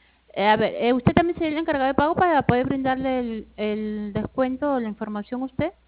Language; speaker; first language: Spanish; native; Spanish